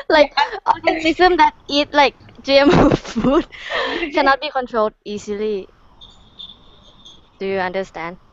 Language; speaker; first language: English; non-native, fluent; Thai